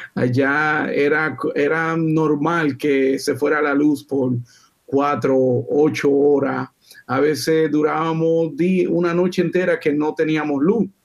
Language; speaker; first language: Spanish; native; Spanish